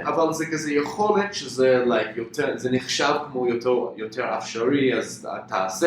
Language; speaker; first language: Hebrew; non-native, fluent; English